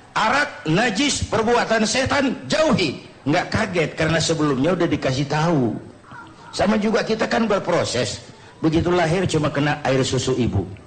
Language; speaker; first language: Indonesian; native; Indonesian